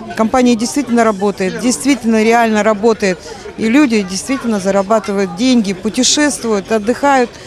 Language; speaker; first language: Russian; native; Russian